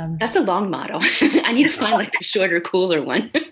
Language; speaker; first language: English; native; English